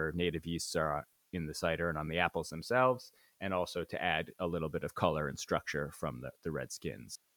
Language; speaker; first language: English; native; English